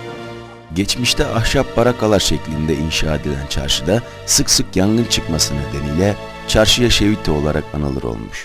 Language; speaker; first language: Turkish; native; Turkish